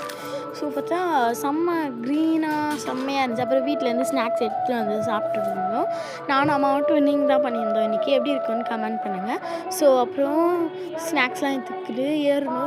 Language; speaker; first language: Tamil; native; Tamil